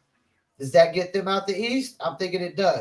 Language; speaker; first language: English; native; English